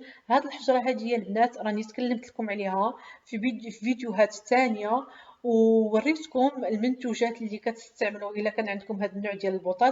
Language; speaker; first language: Arabic; native; Arabic